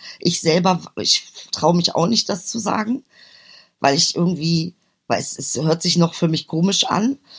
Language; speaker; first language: German; early bilingual, other home language; Turkish